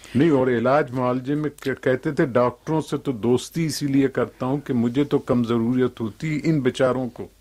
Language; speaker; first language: Urdu; native; Urdu